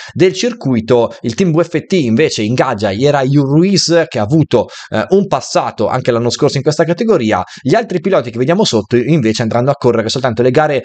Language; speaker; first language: Italian; native; Italian